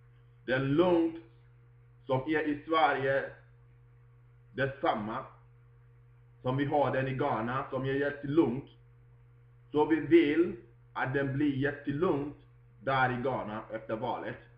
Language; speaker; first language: Swedish; non-native, fluent; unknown